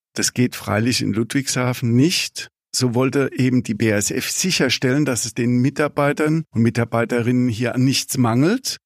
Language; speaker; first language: German; native; German